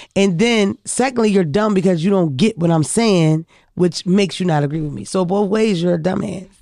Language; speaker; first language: English; early bilingual, other home language; Yoruba